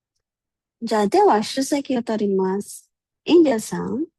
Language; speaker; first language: Japanese; non-native, fluent; Filipino